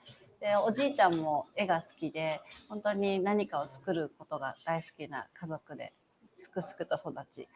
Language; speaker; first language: Japanese; native; Japanese